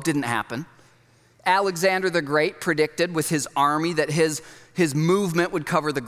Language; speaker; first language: English; native; English